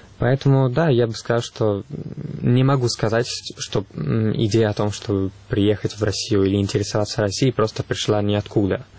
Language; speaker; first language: Russian; non-native, fluent; Italian